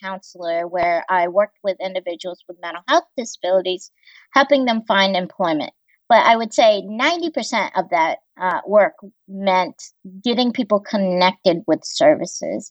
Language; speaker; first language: English; native; English